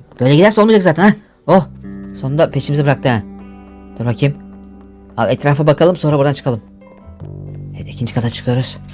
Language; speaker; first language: Turkish; native; Turkish